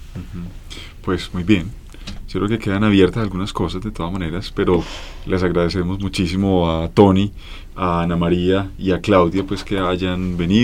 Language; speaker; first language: Spanish; native; Spanish